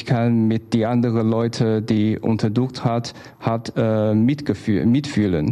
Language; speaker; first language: German; non-native, learner; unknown